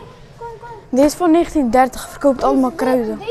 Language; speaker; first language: Dutch; early bilingual, other home language; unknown